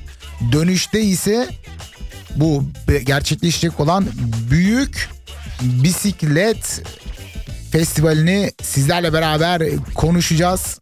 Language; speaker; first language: Turkish; native; Turkish